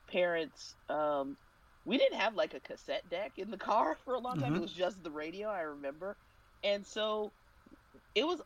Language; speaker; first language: English; native; English